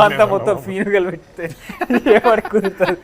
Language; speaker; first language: Telugu; native; Telugu